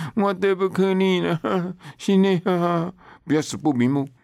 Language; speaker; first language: Min Nan Chinese; native; Min Nan Chinese